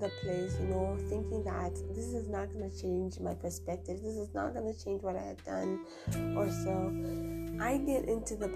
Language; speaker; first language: English; non-native, local second language; Swahili